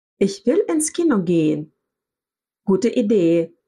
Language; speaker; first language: German; non-native, fluent; Russian